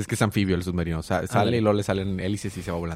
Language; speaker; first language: Spanish; native; Spanish